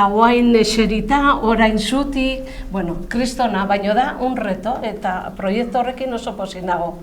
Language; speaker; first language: Basque; non-native, local second language; Spanish